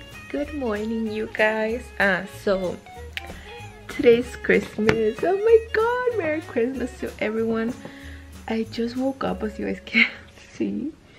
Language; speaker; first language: English; early bilingual, other home language; Spanish